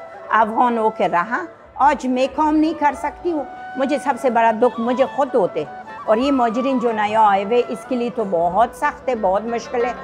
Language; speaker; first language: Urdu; non-native, fluent; Persian